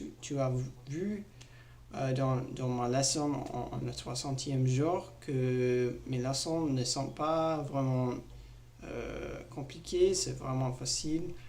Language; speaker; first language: French; non-native, learner; English